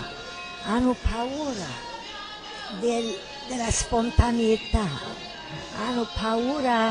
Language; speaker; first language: Italian; non-native, fluent; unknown